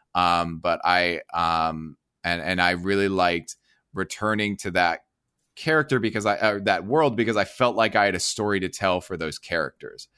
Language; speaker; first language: English; native; English